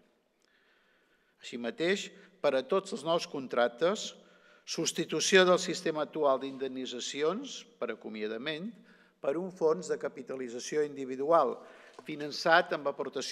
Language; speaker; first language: Catalan; native; Catalan